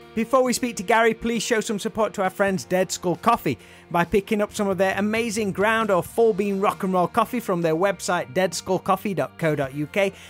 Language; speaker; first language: English; native; English